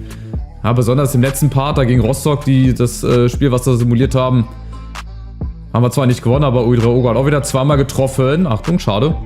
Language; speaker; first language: German; native; German